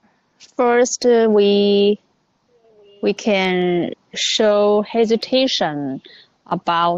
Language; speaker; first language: English; non-native, learner; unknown